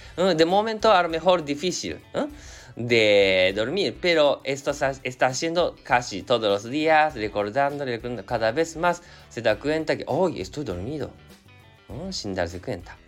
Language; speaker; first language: Spanish; non-native, learner; Japanese